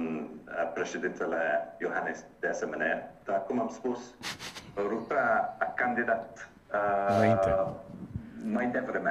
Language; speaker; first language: Romanian; non-native, learner; English